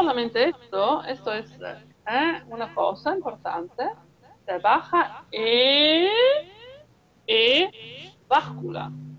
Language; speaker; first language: Spanish; non-native, learner; Italian